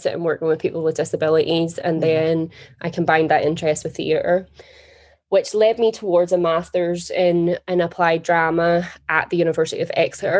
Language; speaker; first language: English; native; English